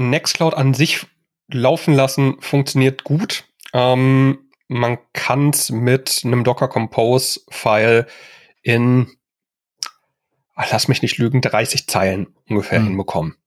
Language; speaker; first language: German; native; German